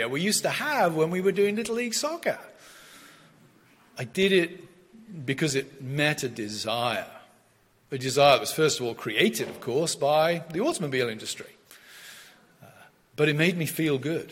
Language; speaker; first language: English; native; English